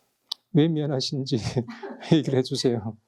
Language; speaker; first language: Korean; native; Korean